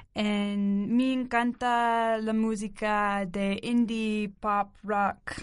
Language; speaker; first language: Spanish; non-native, learner; English